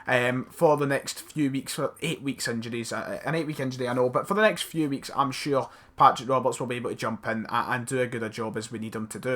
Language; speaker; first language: English; native; English